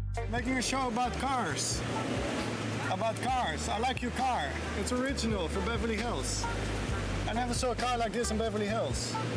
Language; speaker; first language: English; non-native, fluent; Dutch